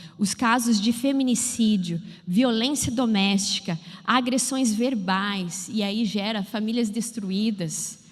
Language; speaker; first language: Portuguese; native; Portuguese